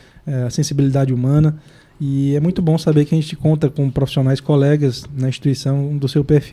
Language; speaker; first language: Portuguese; native; Portuguese